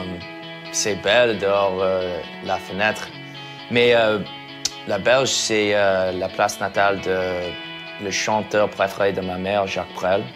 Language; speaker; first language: French; non-native, learner; English